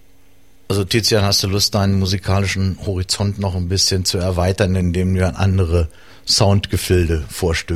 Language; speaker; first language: German; native; German